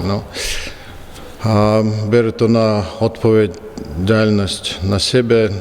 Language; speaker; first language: Polish; non-native, learner; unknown